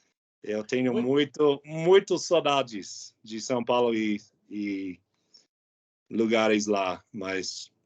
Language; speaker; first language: Portuguese; non-native, learner; English